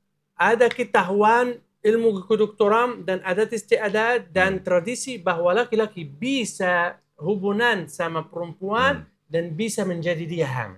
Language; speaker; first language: Indonesian; non-native, learner; Arabic